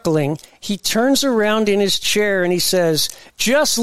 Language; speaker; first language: English; native; English